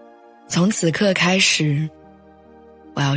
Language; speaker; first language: Chinese; native; Chinese